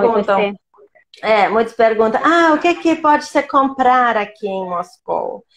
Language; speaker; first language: Portuguese; non-native, fluent; Russian